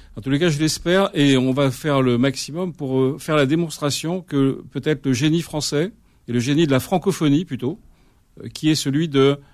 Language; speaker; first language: French; native; French